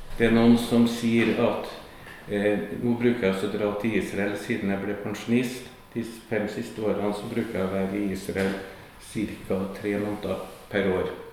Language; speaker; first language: Norwegian; native; Norwegian